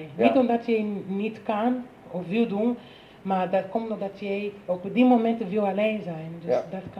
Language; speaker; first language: Dutch; non-native, learner; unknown